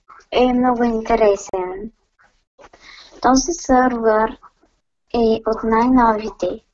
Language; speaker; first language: Bulgarian; native; Bulgarian